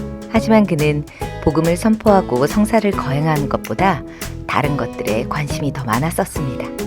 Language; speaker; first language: Korean; native; Korean